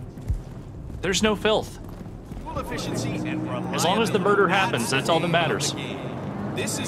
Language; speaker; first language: English; native; English